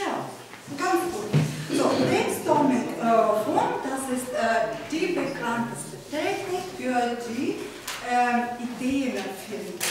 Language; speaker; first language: German; non-native, fluent; Ukrainian